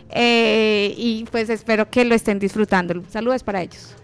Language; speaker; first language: Spanish; native; Spanish